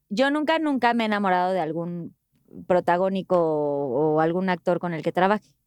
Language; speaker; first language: Spanish; native; Spanish